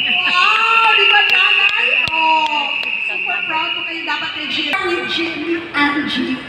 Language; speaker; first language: Filipino; native; Filipino